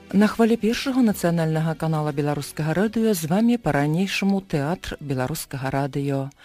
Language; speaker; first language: Belarusian; native; Belarusian